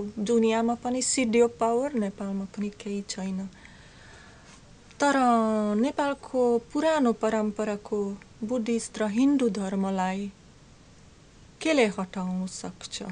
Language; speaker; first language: Nepali; non-native, learner; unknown